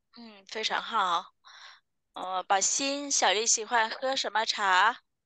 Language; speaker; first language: Chinese; non-native, fluent; Vietnamese